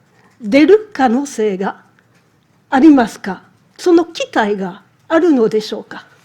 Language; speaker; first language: Japanese; non-native, fluent; French